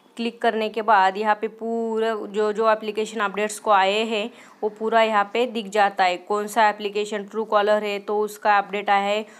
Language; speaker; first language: Hindi; non-native, local second language; Marathi